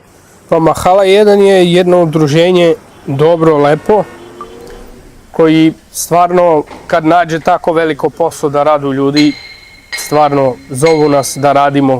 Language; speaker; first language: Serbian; non-native, local second language; Romany